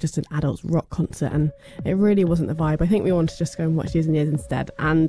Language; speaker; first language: English; native; English